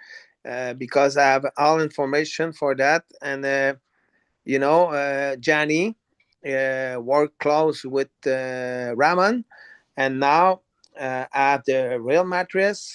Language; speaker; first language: English; non-native, learner; French